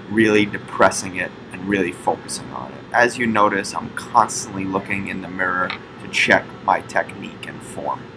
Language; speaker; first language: English; native; English